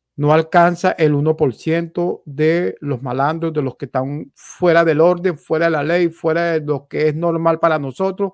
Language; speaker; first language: Spanish; native; Spanish